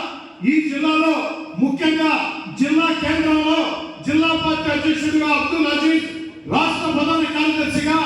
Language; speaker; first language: Telugu; native; Telugu